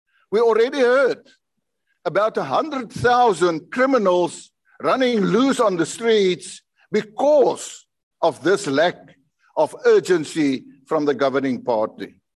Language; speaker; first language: English; non-native, local second language; Afrikaans